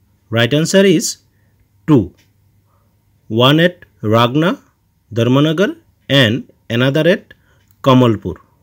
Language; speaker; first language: English; non-native, local second language; Bangla